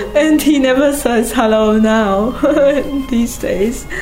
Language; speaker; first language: English; non-native, fluent; Japanese